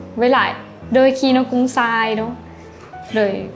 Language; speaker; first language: Vietnamese; non-native, learner; Lao